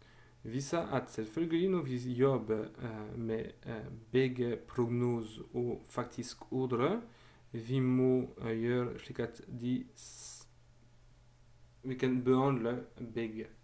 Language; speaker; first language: Norwegian; non-native, learner; Dutch